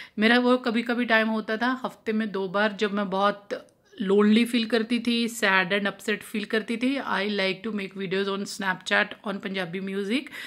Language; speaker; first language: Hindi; non-native, local second language; Punjabi